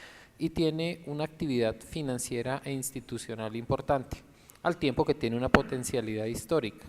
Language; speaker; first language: Spanish; native; Spanish